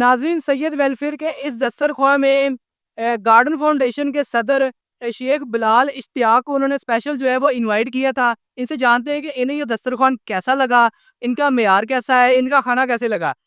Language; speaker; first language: Urdu; non-native, local second language; Punjabi